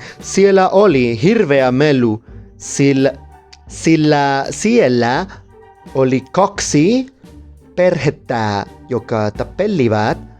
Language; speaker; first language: Finnish; non-native, learner; Spanish